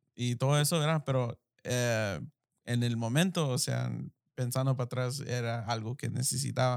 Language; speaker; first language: Spanish; early bilingual, heritage; Spanish